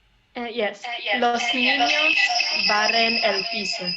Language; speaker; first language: Spanish; non-native, learner; Filipino